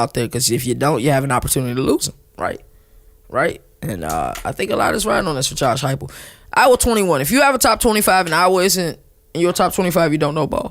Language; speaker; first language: English; native; English